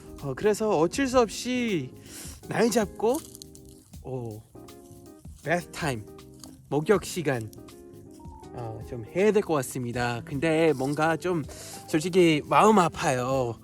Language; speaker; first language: Korean; non-native, fluent; English